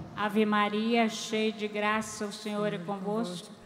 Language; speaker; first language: Portuguese; native; Portuguese